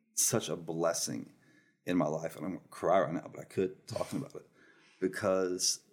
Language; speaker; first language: English; native; English